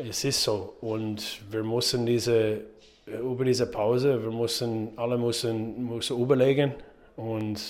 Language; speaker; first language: German; non-native, learner; English